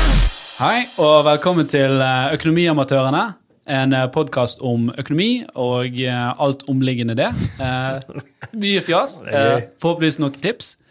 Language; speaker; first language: Norwegian; native; Norwegian